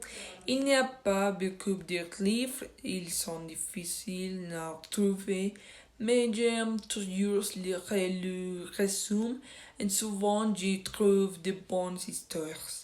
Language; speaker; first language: French; non-native, learner; Spanish